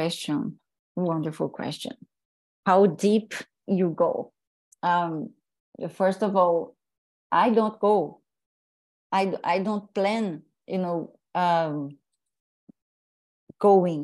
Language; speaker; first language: English; non-native, fluent; Portuguese